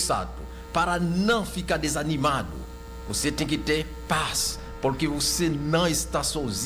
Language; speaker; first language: Portuguese; non-native, local second language; Haitian Creole